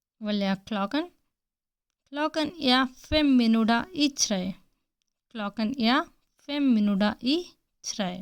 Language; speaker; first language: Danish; non-native, fluent; Hindi